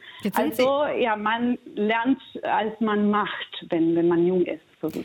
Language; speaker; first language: German; non-native, fluent; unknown